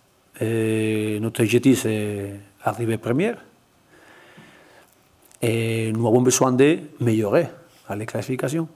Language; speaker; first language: French; non-native, learner; Spanish